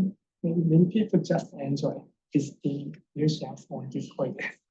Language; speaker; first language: English; non-native, fluent; Japanese